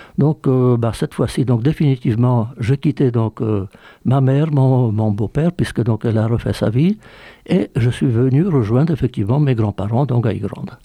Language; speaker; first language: French; early bilingual, other home language; Polish